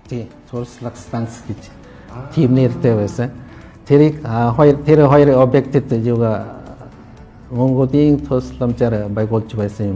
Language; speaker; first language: Mongolian; non-native, fluent; Lao